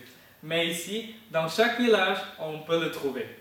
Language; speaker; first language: French; non-native, fluent; Ukrainian